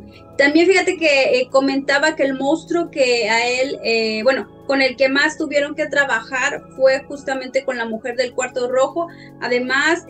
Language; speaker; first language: Spanish; native; Spanish